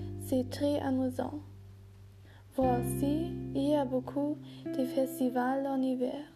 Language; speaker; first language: French; non-native, learner; German